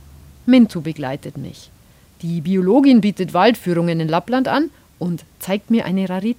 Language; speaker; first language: German; native; German